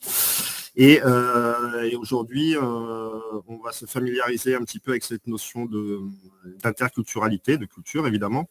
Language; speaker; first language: French; native; French